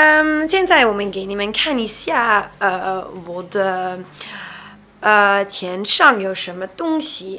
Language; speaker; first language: Chinese; non-native, learner; Dutch